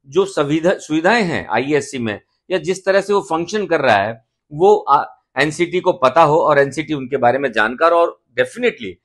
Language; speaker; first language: Hindi; native; Hindi